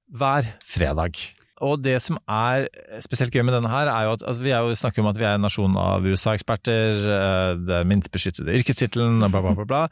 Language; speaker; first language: Norwegian; native; Norwegian